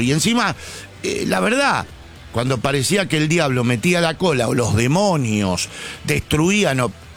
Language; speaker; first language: Spanish; native; Spanish